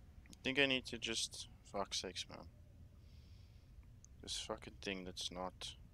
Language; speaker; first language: English; non-native, local second language; Afrikaans